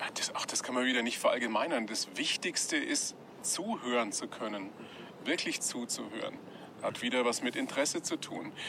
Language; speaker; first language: German; native; German